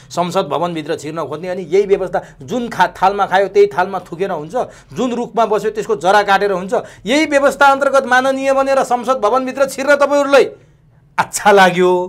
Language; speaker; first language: Nepali; native; Nepali